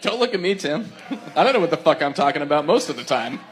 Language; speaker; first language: English; native; English